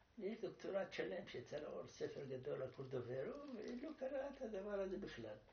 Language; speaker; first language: Hebrew; non-native, fluent; Romanian